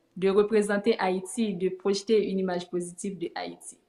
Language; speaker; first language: French; native; French